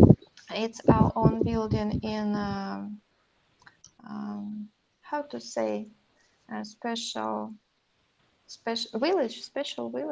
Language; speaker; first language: English; non-native, learner; Russian